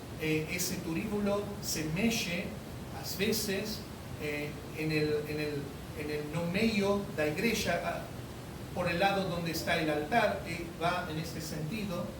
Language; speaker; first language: Spanish; non-native, learner; Portuguese